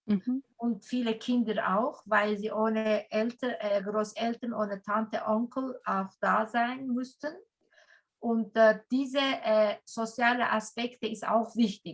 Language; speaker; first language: German; non-native, fluent; Turkish